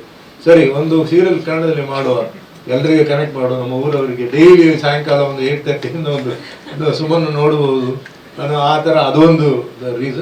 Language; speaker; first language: Kannada; early bilingual, other home language; Tulu